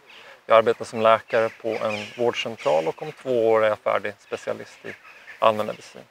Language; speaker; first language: Swedish; native; Swedish